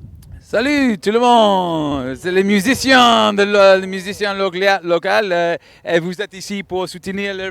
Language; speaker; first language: French; non-native, learner; English